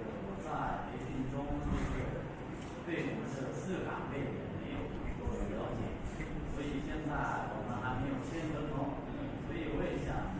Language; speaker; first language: Chinese; non-native, learner; Lao